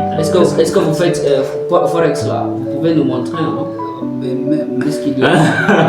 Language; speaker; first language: French; non-native, learner; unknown